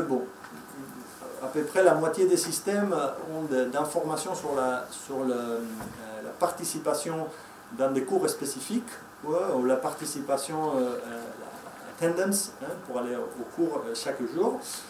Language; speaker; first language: French; non-native, fluent; Spanish